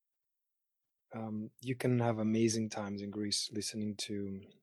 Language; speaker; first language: English; non-native, fluent; Greek